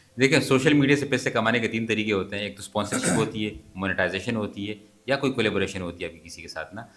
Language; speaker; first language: Urdu; non-native, local second language; Pashto